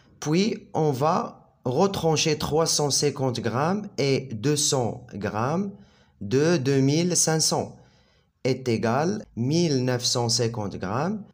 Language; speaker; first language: French; non-native, local second language; Arabic